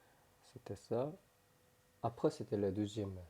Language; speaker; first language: French; non-native, learner; Korean